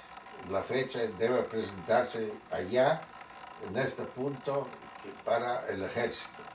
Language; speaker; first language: Spanish; non-native, fluent; Yiddish